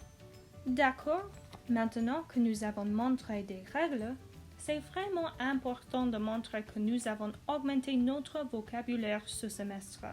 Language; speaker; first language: French; non-native, learner; English